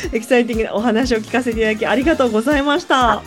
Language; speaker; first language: Japanese; native; Japanese